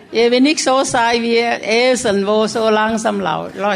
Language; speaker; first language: German; non-native, learner; Thai